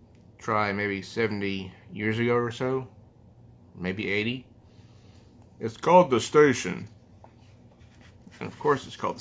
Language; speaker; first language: English; native; English